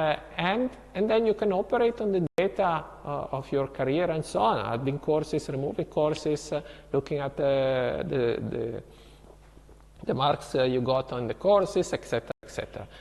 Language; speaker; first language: English; non-native, fluent; Italian